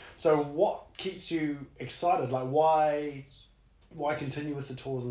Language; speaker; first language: English; native; English